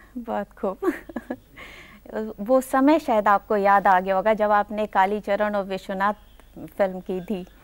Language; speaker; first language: Hindi; native; Hindi